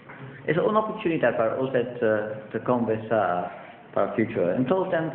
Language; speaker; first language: Spanish; non-native, learner; English